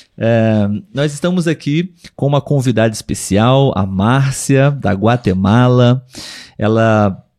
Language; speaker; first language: Portuguese; native; Portuguese